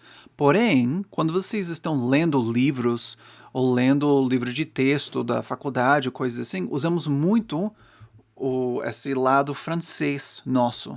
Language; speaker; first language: Portuguese; non-native, fluent; English